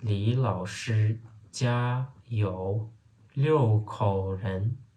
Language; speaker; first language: Chinese; non-native, fluent; Turkmen